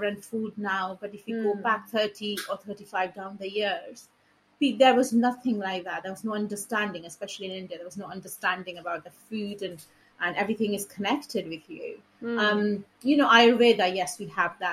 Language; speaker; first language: English; non-native, local second language; Punjabi